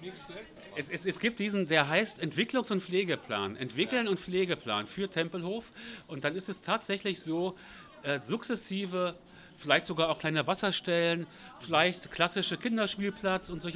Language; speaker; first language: German; native; German